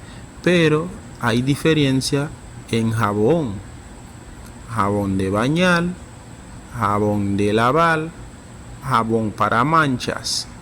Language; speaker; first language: Spanish; non-native, fluent; Haitian Creole